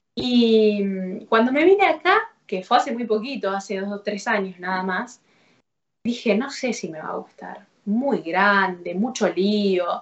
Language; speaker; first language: Spanish; native; Spanish